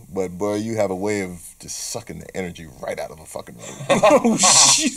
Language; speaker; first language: English; native; English